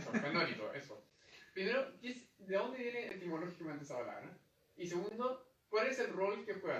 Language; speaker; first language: Spanish; native; Spanish